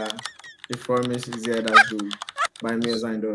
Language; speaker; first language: German; non-native, fluent; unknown